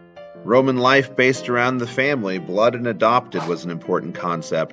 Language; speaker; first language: English; native; English